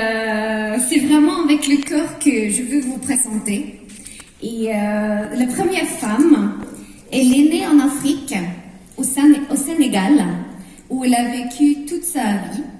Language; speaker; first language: French; non-native, fluent; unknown